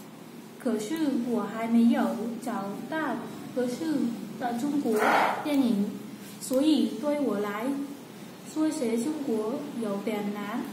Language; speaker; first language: Chinese; non-native, learner; Vietnamese